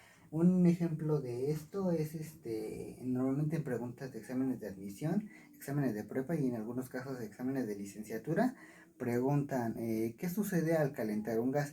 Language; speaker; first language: Spanish; native; Spanish